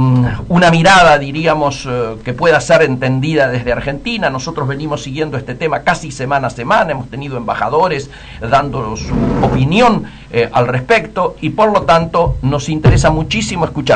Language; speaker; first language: Spanish; native; Spanish